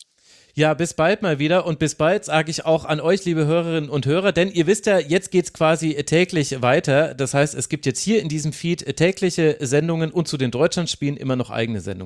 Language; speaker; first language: German; native; German